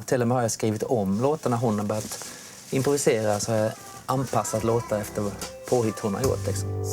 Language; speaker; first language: Swedish; native; Swedish